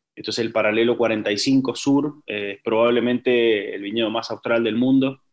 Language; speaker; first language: Spanish; native; Spanish